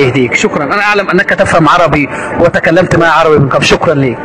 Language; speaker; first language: Arabic; native; Arabic